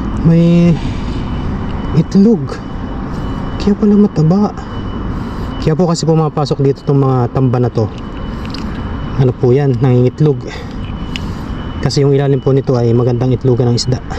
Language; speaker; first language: Filipino; native; Filipino